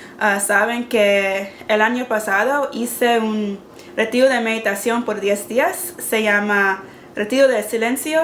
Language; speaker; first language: Spanish; non-native, learner; English